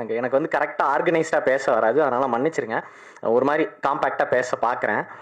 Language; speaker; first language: Tamil; native; Tamil